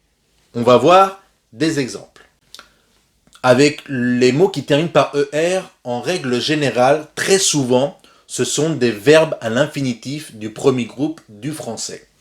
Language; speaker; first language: French; non-native, fluent; Spanish